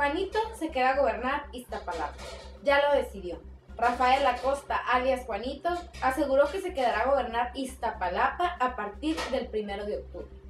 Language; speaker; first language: Spanish; native; Spanish